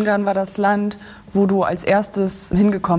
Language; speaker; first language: German; native; German